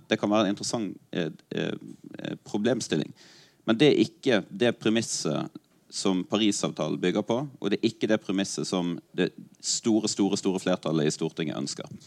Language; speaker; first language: Norwegian; native; Norwegian